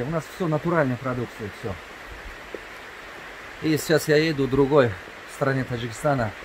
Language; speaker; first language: Russian; non-native, local second language; Tajik